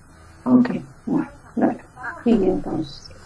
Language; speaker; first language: Spanish; native; Spanish